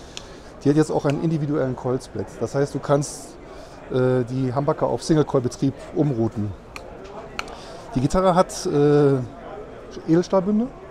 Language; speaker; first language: German; native; German